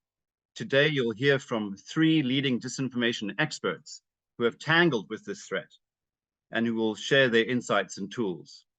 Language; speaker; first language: English; native; English